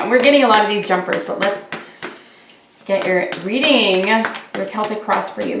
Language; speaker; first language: English; native; English